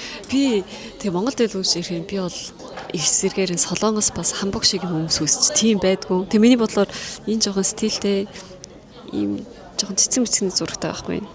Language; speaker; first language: Mongolian; early bilingual, heritage; Korean